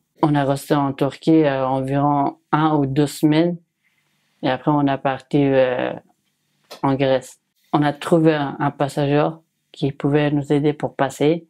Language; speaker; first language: French; non-native, learner; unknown